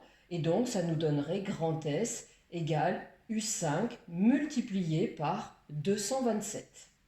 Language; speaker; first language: French; native; French